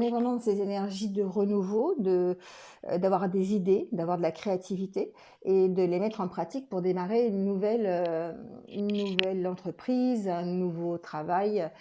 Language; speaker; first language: French; native; French